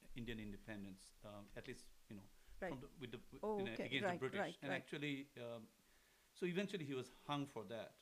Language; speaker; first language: English; non-native, local second language; Assamese